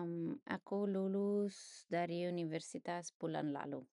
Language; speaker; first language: Indonesian; non-native, learner; English